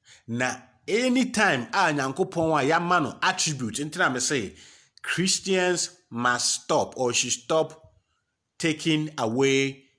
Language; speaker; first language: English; non-native, local second language; Akan